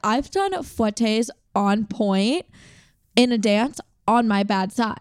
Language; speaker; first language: English; native; English